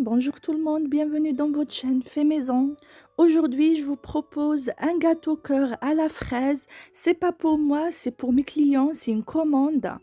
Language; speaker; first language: French; non-native, local second language; Arabic